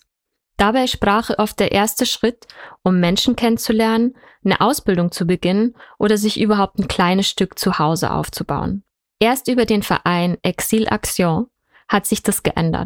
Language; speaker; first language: German; native; German